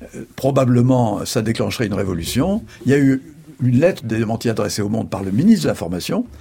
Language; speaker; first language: French; native; French